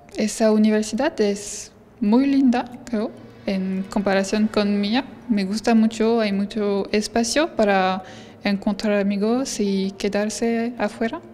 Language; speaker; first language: Spanish; non-native, fluent; French